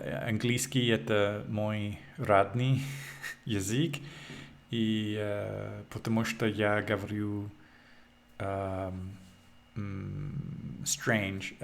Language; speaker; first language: Russian; non-native, learner; English